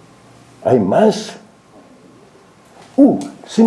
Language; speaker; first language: Spanish; non-native, fluent; English